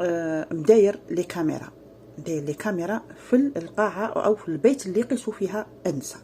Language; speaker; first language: Arabic; native; Arabic